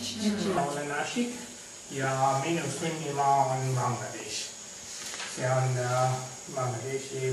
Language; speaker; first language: Estonian; non-native, learner; Bangla